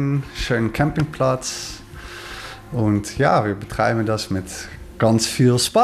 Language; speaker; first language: German; non-native, learner; Dutch